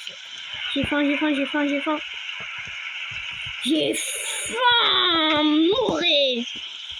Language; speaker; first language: French; native; French